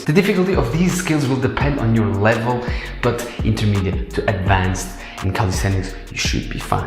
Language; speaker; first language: English; non-native, fluent; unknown